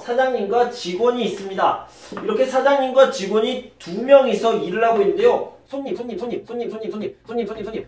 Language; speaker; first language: Korean; native; Korean